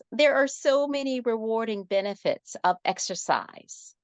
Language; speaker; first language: English; native; English